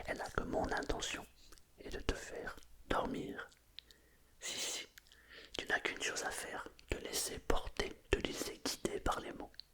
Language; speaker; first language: French; native; French